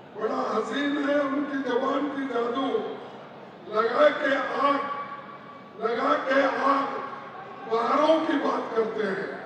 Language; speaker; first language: Hindi; non-native, local second language; Kannada